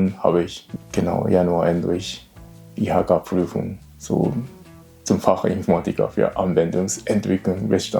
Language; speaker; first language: German; non-native, learner; Japanese